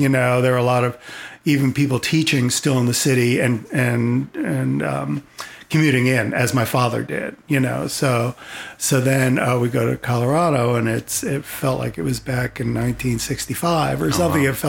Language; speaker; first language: English; native; English